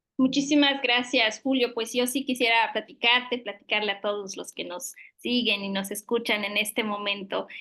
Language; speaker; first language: Spanish; non-native, local second language; Yucateco